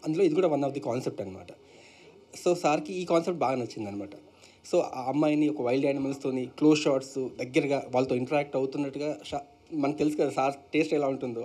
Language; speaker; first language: Telugu; native; Telugu